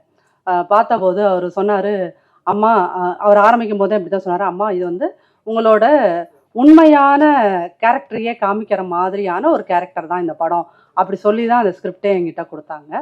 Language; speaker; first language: Tamil; native; Tamil